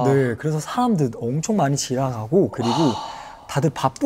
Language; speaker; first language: Korean; non-native, fluent; Chinese